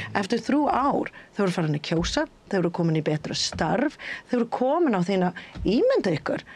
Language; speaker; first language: Icelandic; non-native, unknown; English